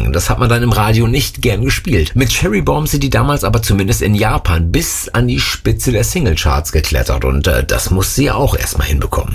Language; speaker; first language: German; native; German